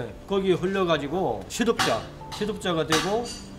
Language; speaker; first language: Korean; native; Korean